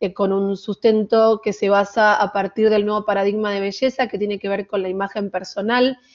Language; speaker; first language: Spanish; native; Spanish